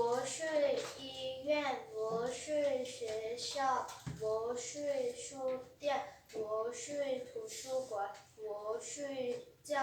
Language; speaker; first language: Chinese; non-native, learner; Lao